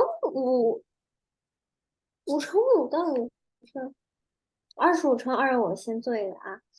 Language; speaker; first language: Chinese; early bilingual, heritage; Chinese